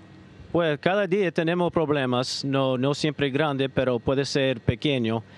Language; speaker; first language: Spanish; non-native, fluent; English